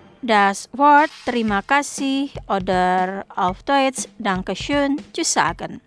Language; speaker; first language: German; non-native, fluent; Indonesian